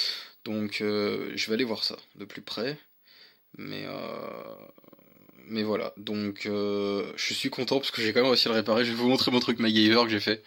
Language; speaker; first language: French; native; French